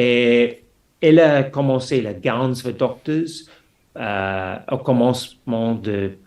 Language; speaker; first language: French; non-native, fluent; English